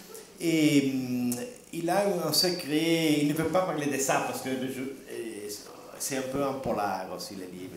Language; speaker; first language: French; non-native, learner; Italian